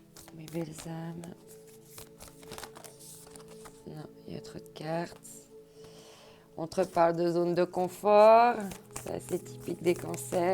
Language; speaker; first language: French; native; French